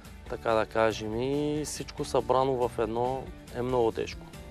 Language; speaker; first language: Bulgarian; native; Bulgarian